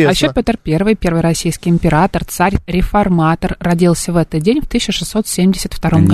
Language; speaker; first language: Russian; native; Russian